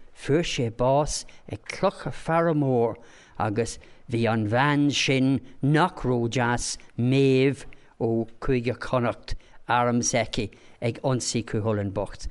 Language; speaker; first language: Irish; non-native, local second language; English